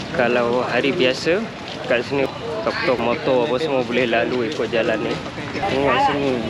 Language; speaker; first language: Malay; non-native, fluent; Khmer